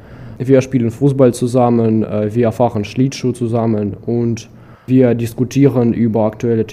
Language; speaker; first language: German; non-native, learner; Russian